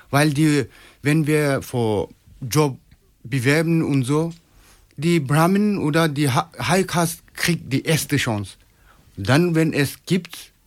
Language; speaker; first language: German; non-native, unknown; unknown